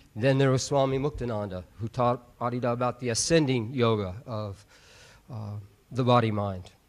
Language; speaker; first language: English; native; English